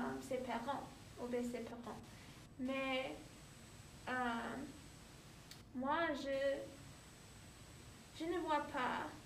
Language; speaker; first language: French; non-native, learner; English